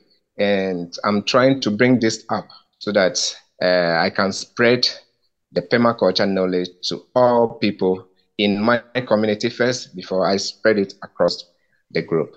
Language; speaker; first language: English; non-native, local second language; Ewe